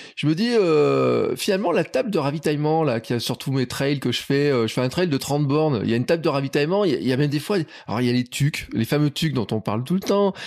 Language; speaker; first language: French; native; French